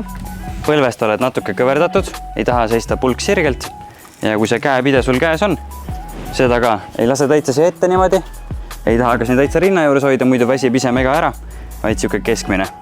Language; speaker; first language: Estonian; native; Estonian